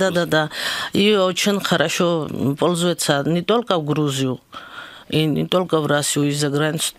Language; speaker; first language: Russian; non-native, fluent; Georgian